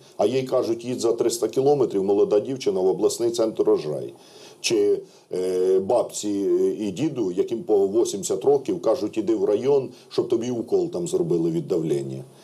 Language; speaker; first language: Ukrainian; native; Ukrainian